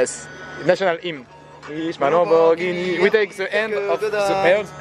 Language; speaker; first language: English; non-native, learner; French